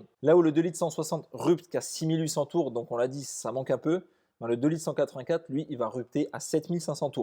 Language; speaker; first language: French; native; French